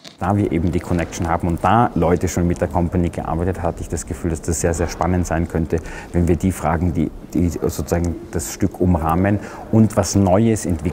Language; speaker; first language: German; native; German